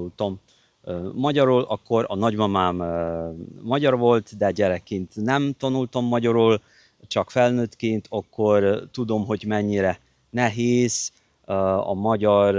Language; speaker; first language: Hungarian; non-native, fluent; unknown